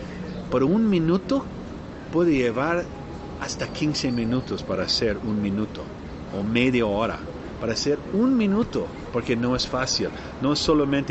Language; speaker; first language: Spanish; non-native, learner; English